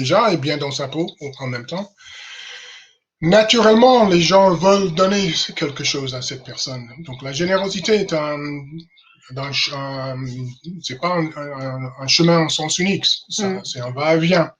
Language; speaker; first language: French; non-native, fluent; English